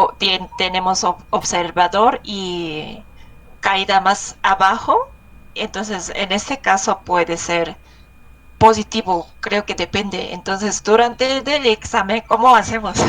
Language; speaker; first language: Spanish; non-native, learner; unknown